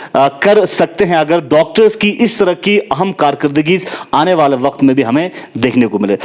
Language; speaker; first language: Hindi; non-native, local second language; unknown